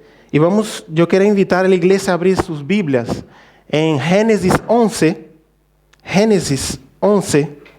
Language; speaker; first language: Spanish; non-native, fluent; Portuguese